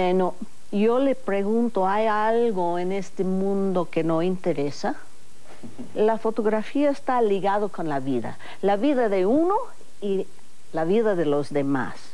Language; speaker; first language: Spanish; non-native, fluent; English